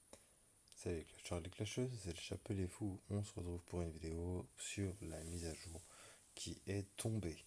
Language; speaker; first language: French; native; French